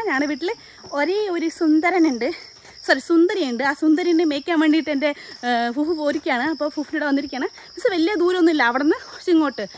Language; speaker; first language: Malayalam; non-native, fluent; Nepali